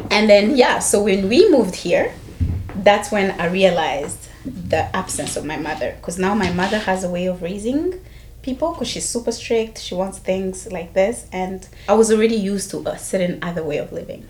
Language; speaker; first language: English; non-native, local second language; Kinyarwanda